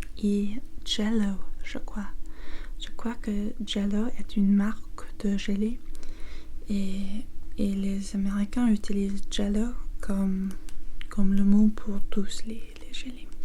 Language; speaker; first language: French; non-native, learner; English